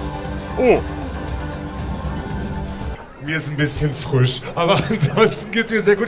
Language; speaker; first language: German; native; German